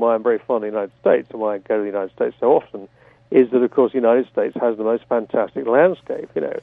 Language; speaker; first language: English; native; English